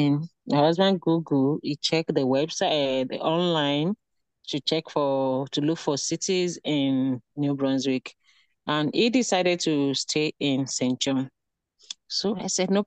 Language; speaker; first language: English; non-native, local second language; Yoruba